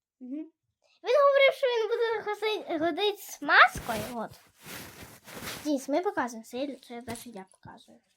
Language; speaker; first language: Ukrainian; non-native, local second language; Russian